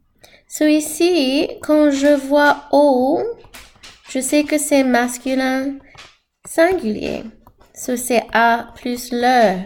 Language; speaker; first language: French; non-native, fluent; English